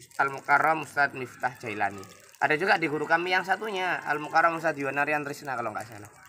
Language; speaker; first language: Indonesian; native; Indonesian